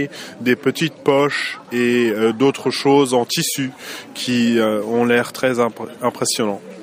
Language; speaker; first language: French; non-native, fluent; German